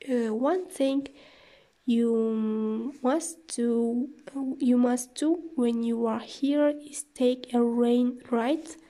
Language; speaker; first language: English; non-native, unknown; Kazakh